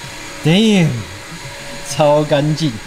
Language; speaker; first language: Chinese; native; Chinese